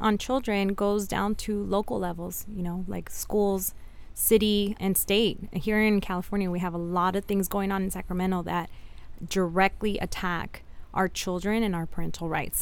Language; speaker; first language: English; early bilingual, other home language; Spanish